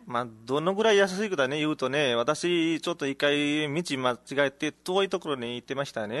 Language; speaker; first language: Japanese; non-native, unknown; Nepali